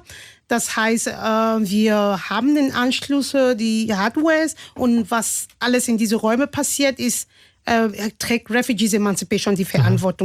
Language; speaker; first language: German; non-native, fluent; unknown